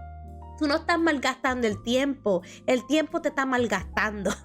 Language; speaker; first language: Spanish; early bilingual, heritage; Spanish